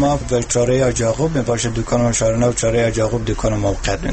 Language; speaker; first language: Persian; native; Persian